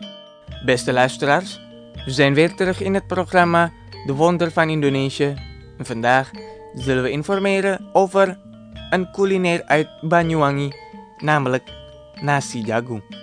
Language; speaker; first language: Dutch; non-native, fluent; Indonesian